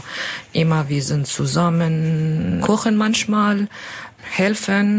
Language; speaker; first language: German; non-native, learner; Kurdish